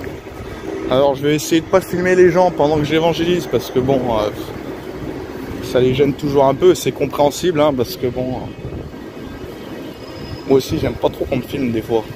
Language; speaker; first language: French; native; French